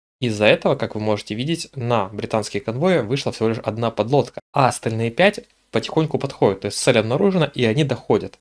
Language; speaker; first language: Russian; native; Russian